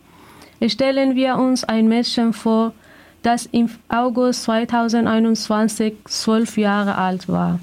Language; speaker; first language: German; non-native, fluent; Persian